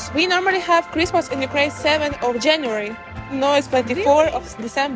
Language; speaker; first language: English; non-native, learner; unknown